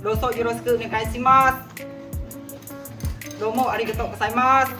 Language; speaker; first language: Japanese; non-native, learner; Khmer